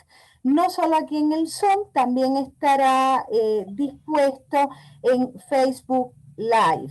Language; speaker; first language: Spanish; native; Spanish